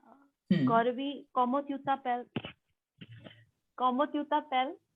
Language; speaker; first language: French; non-native, learner; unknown